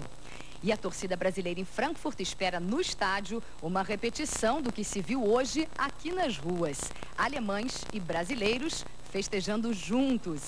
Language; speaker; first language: Portuguese; native; Portuguese